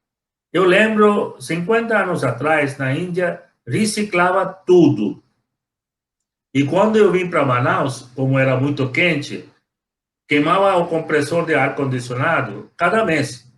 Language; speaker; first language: Portuguese; non-native, fluent; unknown